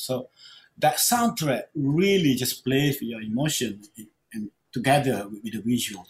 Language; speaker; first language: English; non-native, local second language; Malay